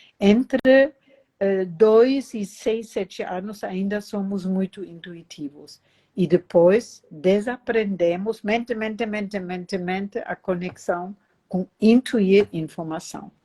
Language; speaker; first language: Portuguese; non-native, fluent; German